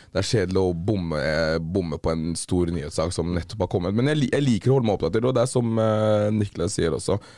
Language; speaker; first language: Norwegian; early bilingual, other home language; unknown